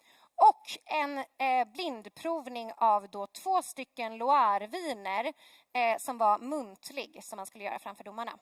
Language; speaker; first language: Swedish; native; Swedish